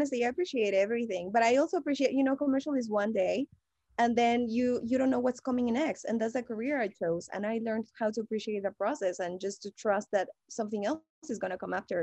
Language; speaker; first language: English; non-native, fluent; Spanish